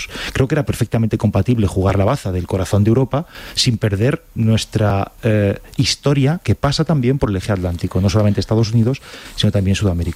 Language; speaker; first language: Spanish; native; Spanish